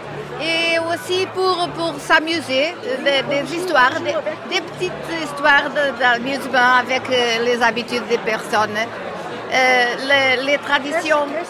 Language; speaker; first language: French; non-native, learner; Portuguese